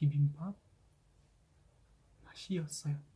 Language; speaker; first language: Korean; non-native, fluent; Kazakh